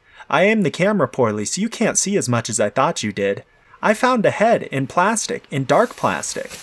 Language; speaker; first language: English; native; English